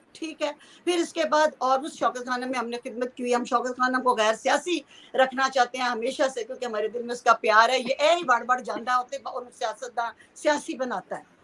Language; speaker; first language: Urdu; non-native, local second language; Punjabi